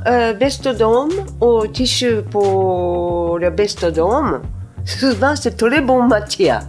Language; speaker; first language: French; non-native, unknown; Japanese